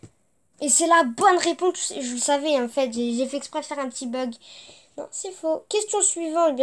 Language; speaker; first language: French; native; French